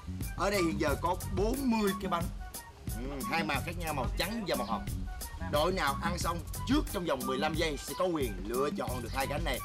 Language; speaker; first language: Vietnamese; native; Vietnamese